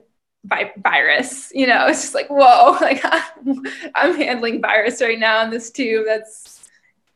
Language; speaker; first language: English; native; English